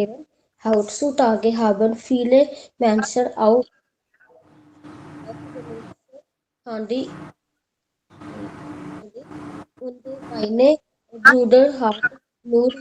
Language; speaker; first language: German; non-native, learner; Hindi